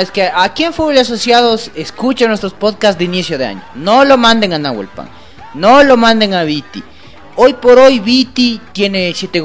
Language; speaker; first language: Spanish; native; Spanish